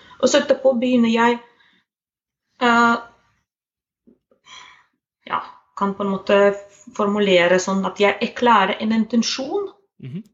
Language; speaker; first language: Norwegian; non-native, fluent; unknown